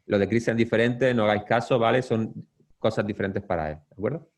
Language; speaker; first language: Spanish; native; Spanish